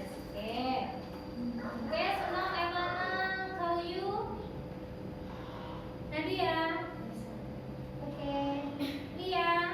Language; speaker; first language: English; non-native, learner; Indonesian